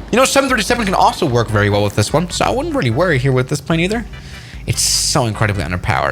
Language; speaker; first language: English; non-native, fluent; German